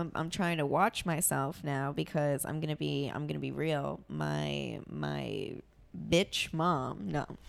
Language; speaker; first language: English; native; English